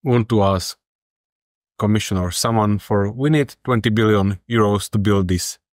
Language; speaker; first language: English; non-native, fluent; Slovak